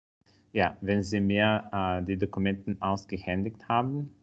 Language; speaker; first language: German; non-native, learner; Italian